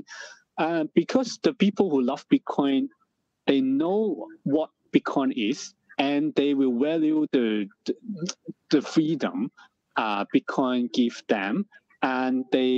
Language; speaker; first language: English; non-native, local second language; Cantonese